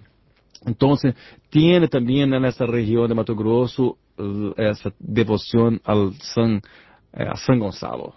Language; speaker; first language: Spanish; non-native, learner; Portuguese